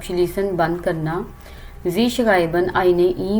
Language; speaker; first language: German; non-native, fluent; Urdu